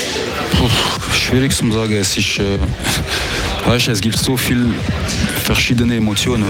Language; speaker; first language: German; non-native, local second language; French